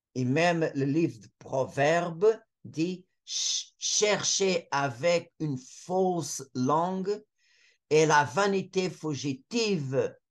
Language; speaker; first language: French; non-native, fluent; Portuguese